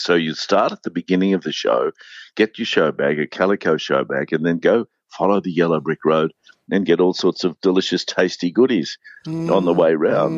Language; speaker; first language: English; native; English